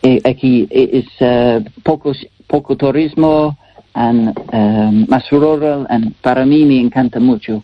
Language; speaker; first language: Spanish; non-native, learner; English